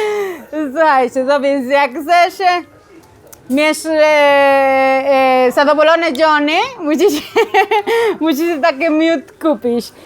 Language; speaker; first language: Polish; non-native, learner; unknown